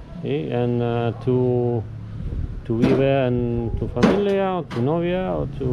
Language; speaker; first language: Spanish; non-native, learner; Polish